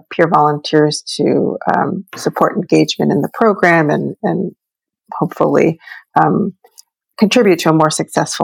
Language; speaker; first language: English; native; English